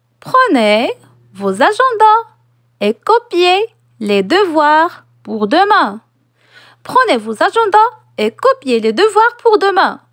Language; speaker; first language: French; non-native, local second language; Arabic